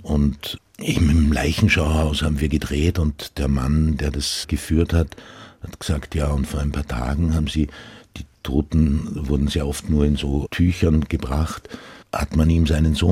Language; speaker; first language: German; non-native, local second language; Croatian